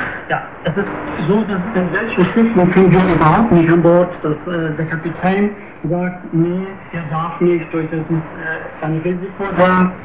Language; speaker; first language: German; non-native, fluent; Portuguese